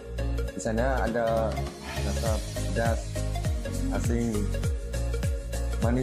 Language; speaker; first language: Indonesian; non-native, learner; Malay